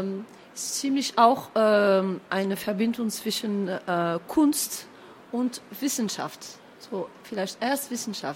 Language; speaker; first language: German; non-native, fluent; French